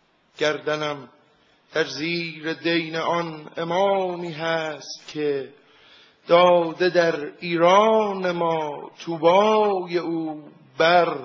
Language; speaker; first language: Persian; native; Persian